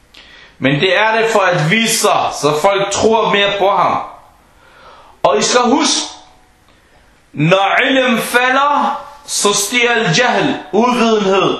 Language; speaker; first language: Danish; non-native, fluent; Arabic